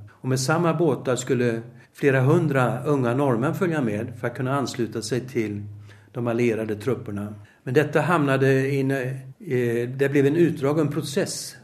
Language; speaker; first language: Swedish; native; Swedish